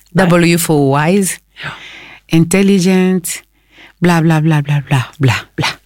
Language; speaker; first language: Norwegian; non-native, fluent; Lingala